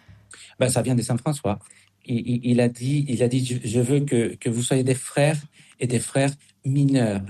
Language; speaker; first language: French; non-native, fluent; Spanish